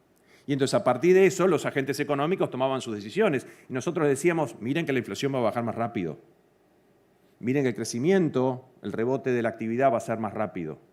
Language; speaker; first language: Spanish; native; Spanish